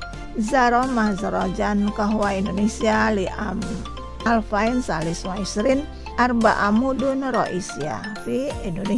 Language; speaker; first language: Arabic; non-native, fluent; Indonesian